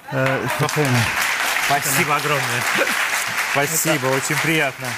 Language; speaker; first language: Russian; native; Russian